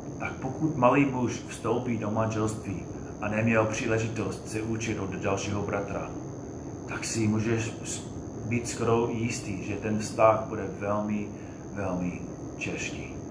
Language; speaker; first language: Czech; non-native, fluent; English